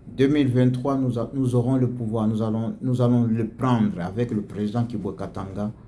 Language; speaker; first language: French; non-native, local second language; Swahili